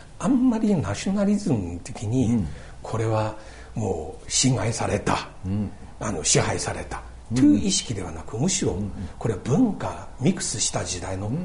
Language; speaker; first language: Japanese; non-native, fluent; Chinese